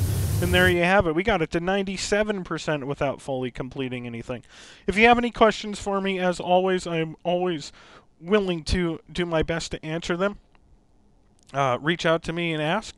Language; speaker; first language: English; native; English